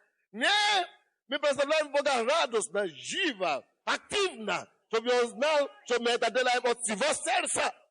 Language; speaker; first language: Russian; non-native, fluent; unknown